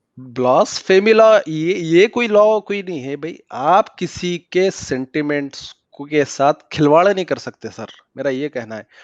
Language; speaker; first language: Hindi; native; Hindi